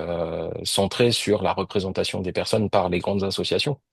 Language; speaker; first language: French; native; French